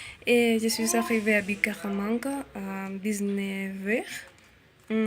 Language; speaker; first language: French; non-native, learner; Spanish